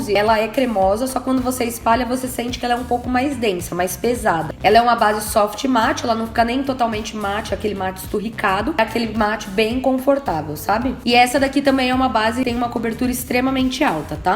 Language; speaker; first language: Portuguese; native; Portuguese